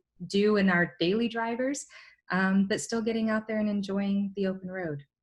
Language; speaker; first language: English; native; English